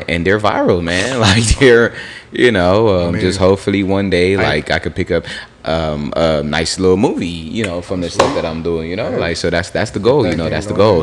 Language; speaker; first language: English; native; English